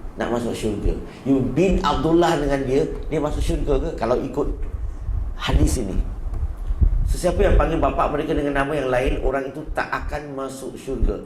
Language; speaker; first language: Malay; non-native, local second language; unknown